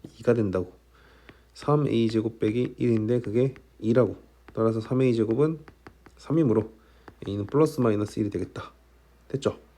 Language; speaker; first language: Korean; native; Korean